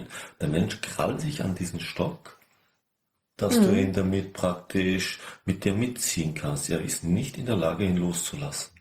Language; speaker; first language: German; native; German